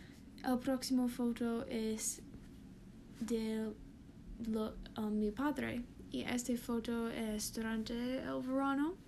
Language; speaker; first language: Spanish; non-native, learner; English